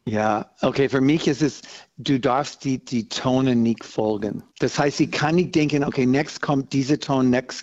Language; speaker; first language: German; non-native, fluent; English